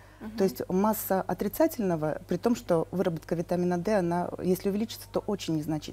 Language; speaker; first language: Russian; native; Russian